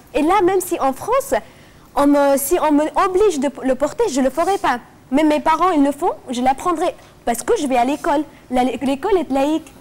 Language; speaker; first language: French; non-native, fluent; Persian